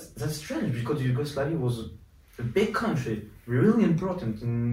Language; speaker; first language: English; non-native, learner; French